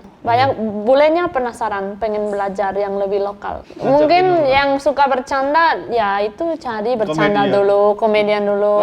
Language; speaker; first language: Indonesian; non-native, fluent; Spanish